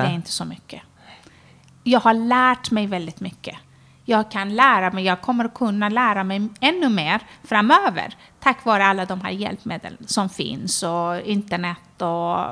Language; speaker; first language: Swedish; non-native, fluent; Persian